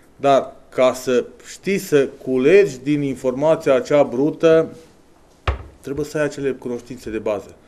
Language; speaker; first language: Romanian; native; Romanian